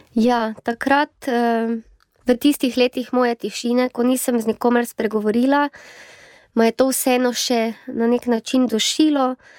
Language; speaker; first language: Slovenian; native; Slovenian